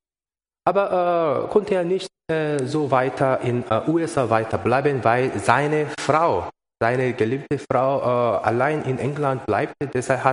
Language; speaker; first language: German; non-native, learner; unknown